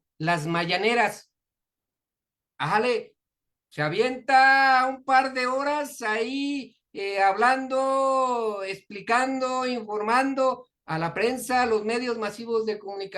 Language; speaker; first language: Spanish; native; Spanish